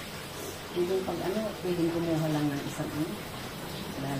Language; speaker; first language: Filipino; native; Filipino